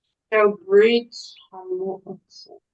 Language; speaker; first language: Hebrew; non-native, learner; English